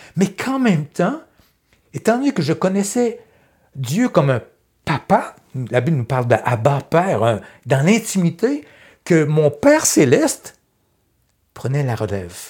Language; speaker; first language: French; native; French